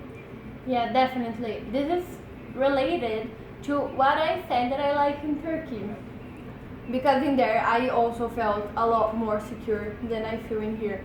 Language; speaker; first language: English; non-native, fluent; Portuguese